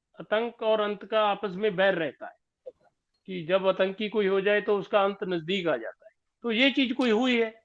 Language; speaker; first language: Hindi; non-native, local second language; Punjabi